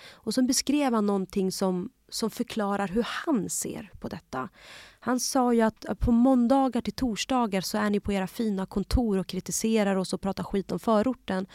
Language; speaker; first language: Swedish; early bilingual, other home language; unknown